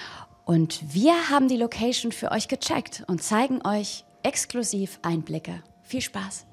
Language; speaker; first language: German; native; German